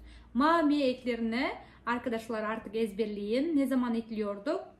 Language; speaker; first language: Turkish; non-native, fluent; Kazakh